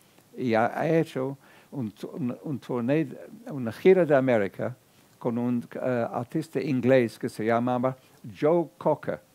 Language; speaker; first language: Spanish; non-native, fluent; English